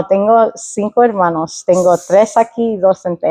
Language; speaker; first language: Spanish; early bilingual, heritage; Spanish